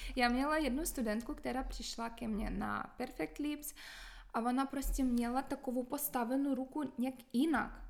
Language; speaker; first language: Czech; non-native, fluent; Russian